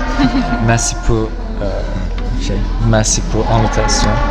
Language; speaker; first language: French; non-native, learner; Turkish